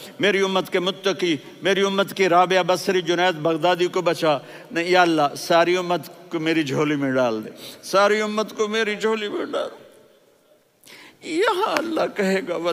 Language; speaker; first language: Urdu; non-native, local second language; Punjabi